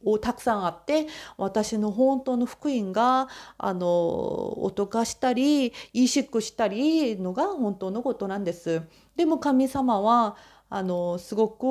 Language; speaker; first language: Japanese; non-native, fluent; Korean